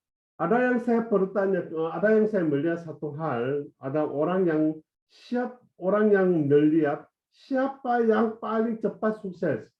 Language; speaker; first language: Indonesian; non-native, fluent; Korean